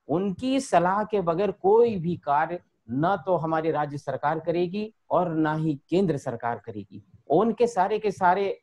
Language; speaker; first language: Hindi; native; Hindi